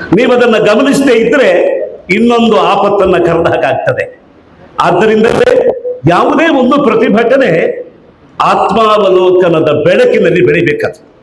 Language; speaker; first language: Kannada; native; Kannada